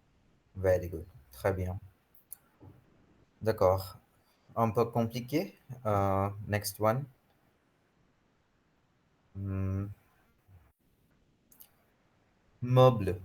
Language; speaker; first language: French; non-native, fluent; Hindi